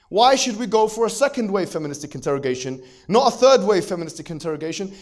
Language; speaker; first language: English; native; English